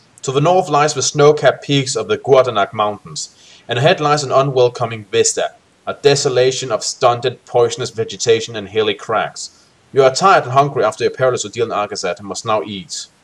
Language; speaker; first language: English; native; English